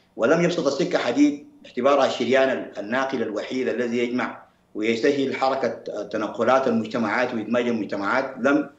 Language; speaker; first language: Arabic; native; Arabic